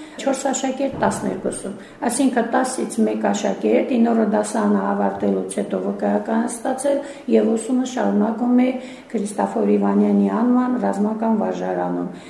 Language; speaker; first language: Armenian; native; Armenian